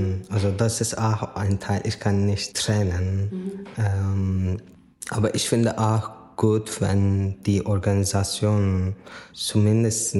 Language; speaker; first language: German; non-native, fluent; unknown